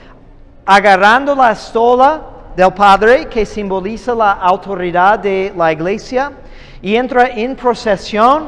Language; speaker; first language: Spanish; non-native, fluent; English